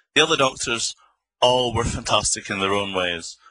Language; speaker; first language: English; native; English